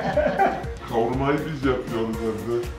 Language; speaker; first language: Turkish; non-native, local second language; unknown